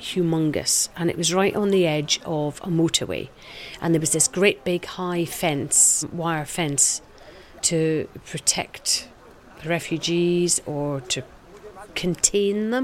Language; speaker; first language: English; native; English